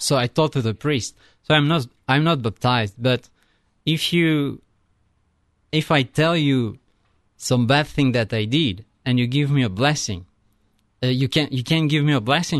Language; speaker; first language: English; non-native, fluent; French